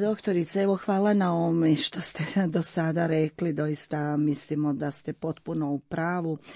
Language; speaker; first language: Croatian; native; Croatian